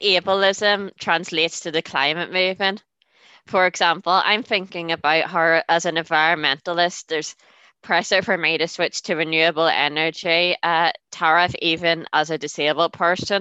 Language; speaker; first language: English; native; English